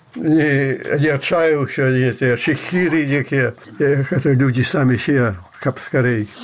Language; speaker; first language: Russian; non-native, local second language; Belarusian